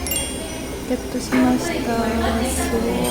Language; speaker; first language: Japanese; non-native, learner; French